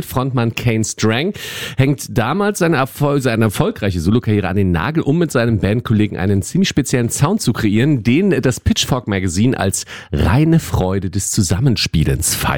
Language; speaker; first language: German; native; German